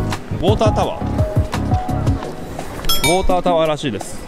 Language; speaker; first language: Japanese; native; Japanese